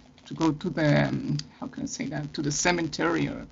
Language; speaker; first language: English; non-native, fluent; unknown